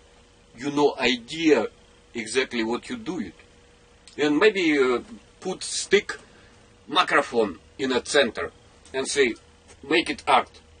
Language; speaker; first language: English; non-native, learner; Russian